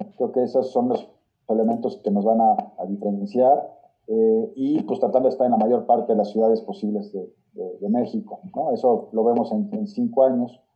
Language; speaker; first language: Spanish; native; Spanish